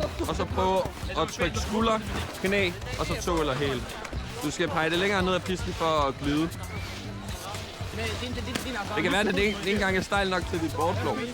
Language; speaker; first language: Danish; native; Danish